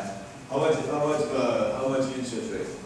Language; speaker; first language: English; non-native, fluent; Chinese